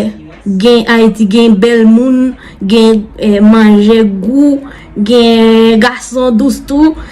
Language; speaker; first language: Haitian Creole; non-native, learner; Spanish